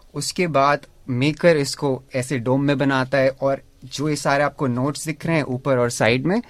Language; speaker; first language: Hindi; native; Hindi